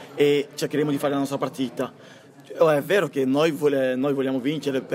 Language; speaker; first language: Italian; non-native, fluent; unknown